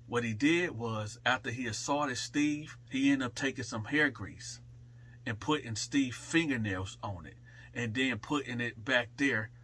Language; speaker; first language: English; native; English